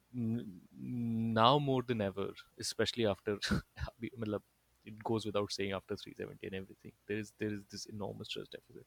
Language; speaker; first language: English; non-native, local second language; Bangla